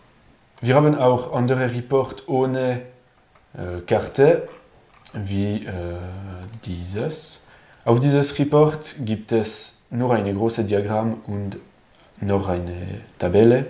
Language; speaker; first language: German; non-native, learner; French